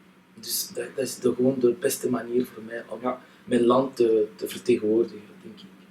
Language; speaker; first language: Dutch; non-native, local second language; French